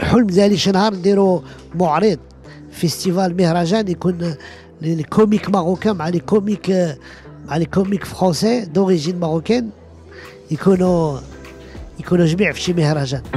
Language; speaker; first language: Arabic; early bilingual, heritage; Arabic